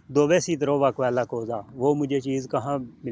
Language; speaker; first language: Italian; non-native, fluent; Punjabi